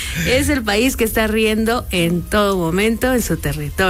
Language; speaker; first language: Spanish; native; Spanish